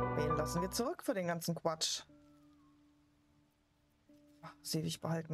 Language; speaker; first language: German; native; German